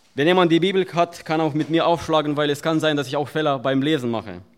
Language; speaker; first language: German; non-native, fluent; Russian